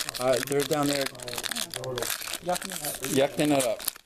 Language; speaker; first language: English; native; English